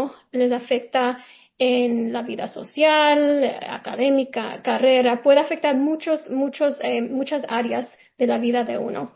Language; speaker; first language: Spanish; early bilingual, heritage; Spanish